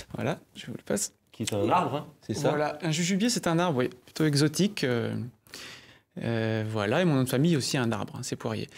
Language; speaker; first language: French; native; French